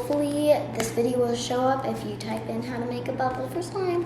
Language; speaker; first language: English; native; English